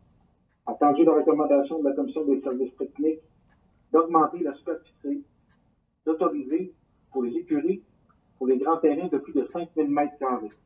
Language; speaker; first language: French; native; French